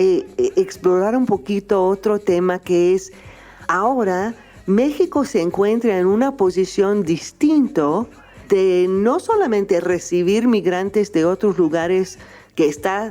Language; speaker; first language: Spanish; non-native, fluent; English